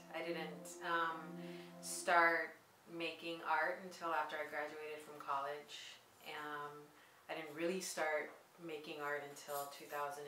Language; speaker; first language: English; native; English